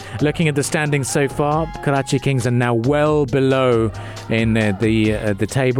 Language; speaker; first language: English; non-native, local second language; Urdu